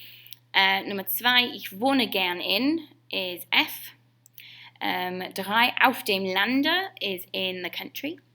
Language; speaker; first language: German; non-native, fluent; English